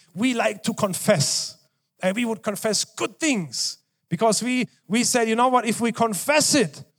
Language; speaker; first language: English; non-native, fluent; German